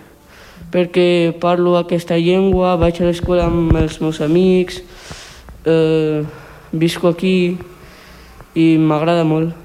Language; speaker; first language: Catalan; early bilingual, other home language; Urdu